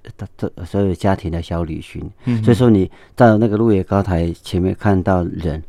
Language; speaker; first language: Chinese; non-native, local second language; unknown